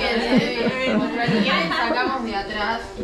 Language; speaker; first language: Spanish; native; Spanish